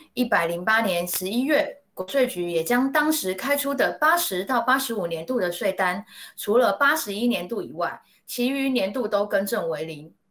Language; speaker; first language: Chinese; native; Chinese